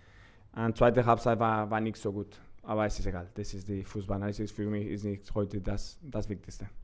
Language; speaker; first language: German; non-native, learner; Spanish